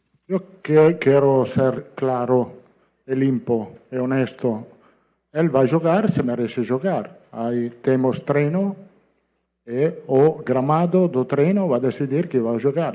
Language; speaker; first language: Portuguese; non-native, fluent; Italian